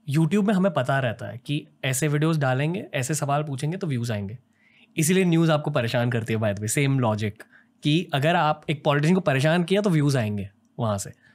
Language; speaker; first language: Hindi; non-native, local second language; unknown